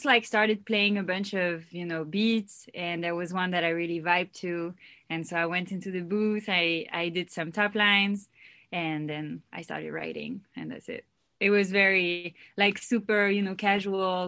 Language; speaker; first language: English; non-native, fluent; French